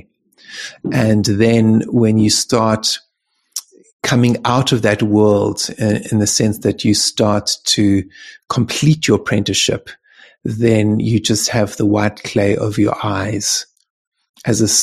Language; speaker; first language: English; native; English